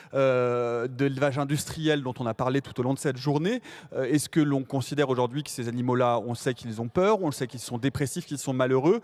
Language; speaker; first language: French; native; French